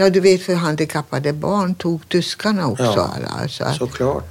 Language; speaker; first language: Swedish; non-native, fluent; Hungarian